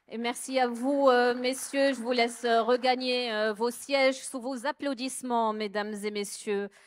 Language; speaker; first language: French; non-native, local second language; Arabic